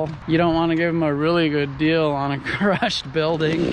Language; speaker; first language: English; native; English